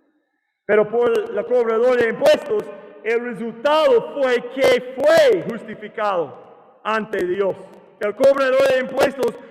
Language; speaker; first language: Spanish; non-native, learner; English